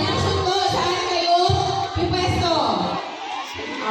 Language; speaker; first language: Filipino; native; Filipino